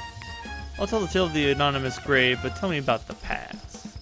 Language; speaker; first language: English; native; English